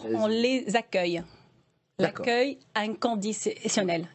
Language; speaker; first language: French; non-native, local second language; Arabic